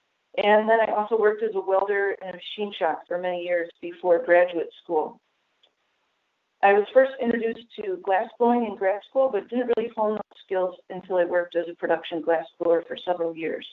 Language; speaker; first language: English; native; English